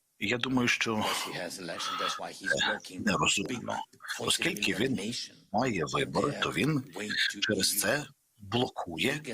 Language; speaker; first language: Ukrainian; non-native, local second language; Russian